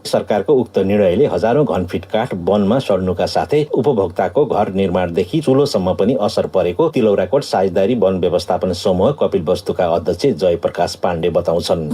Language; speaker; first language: Nepali; native; Nepali